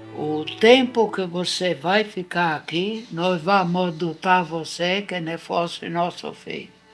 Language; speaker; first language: Portuguese; non-native, fluent; Italian